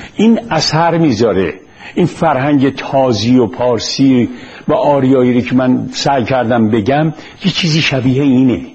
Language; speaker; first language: Persian; native; Persian